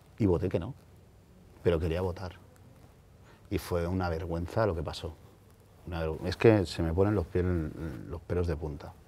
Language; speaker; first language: Spanish; native; Spanish